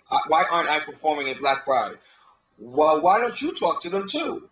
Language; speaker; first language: English; native; English